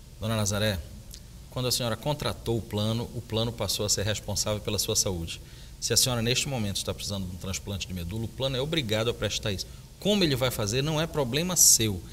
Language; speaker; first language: Portuguese; native; Portuguese